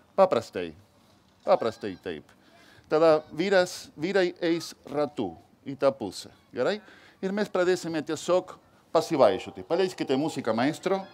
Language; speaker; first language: Lithuanian; non-native, fluent; Spanish